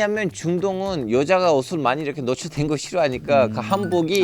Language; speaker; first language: Korean; non-native, fluent; Turkish